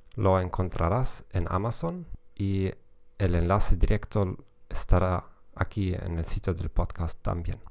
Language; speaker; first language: Spanish; non-native, fluent; German